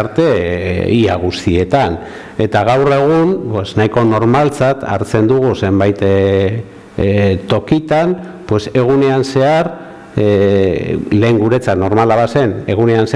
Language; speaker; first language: Basque; native; Basque